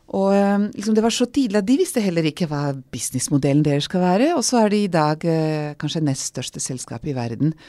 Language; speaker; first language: Norwegian; non-native, fluent; Hungarian